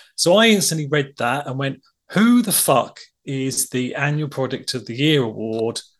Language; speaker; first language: English; native; English